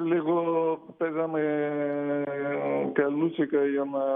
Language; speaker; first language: Greek; non-native, fluent; Russian